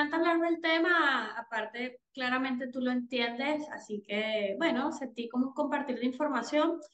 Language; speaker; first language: Spanish; native; Spanish